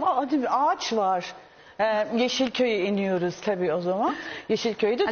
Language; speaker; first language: Turkish; non-native, fluent; English